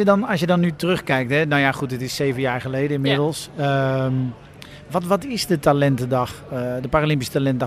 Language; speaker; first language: Dutch; native; Dutch